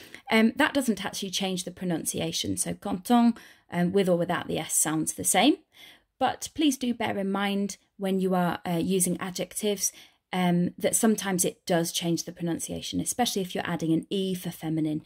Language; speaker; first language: English; native; English